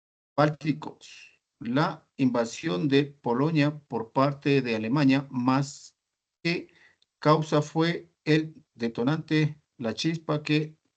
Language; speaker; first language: Spanish; native; Spanish